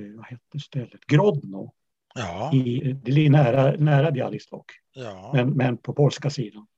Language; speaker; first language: Swedish; early bilingual, other home language; Yiddish